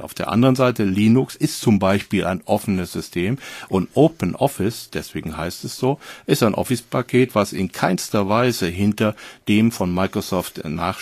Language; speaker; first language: German; native; German